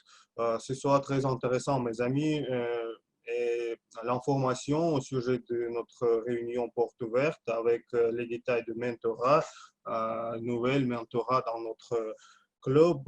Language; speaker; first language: French; non-native, fluent; Russian